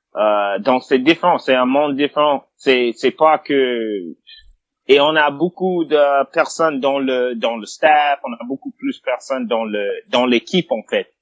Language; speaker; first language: French; non-native, fluent; English